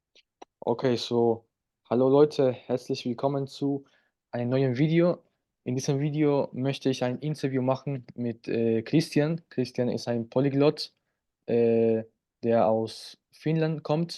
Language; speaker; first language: German; non-native, fluent; Spanish